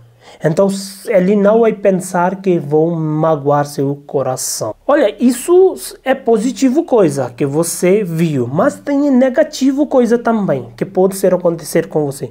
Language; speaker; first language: Portuguese; non-native, learner; Hindi